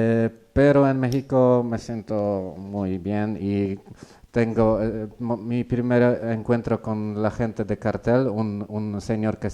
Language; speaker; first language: Spanish; non-native, learner; Polish